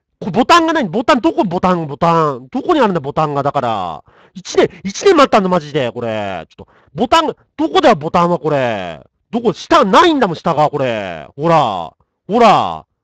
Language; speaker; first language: Japanese; native; Japanese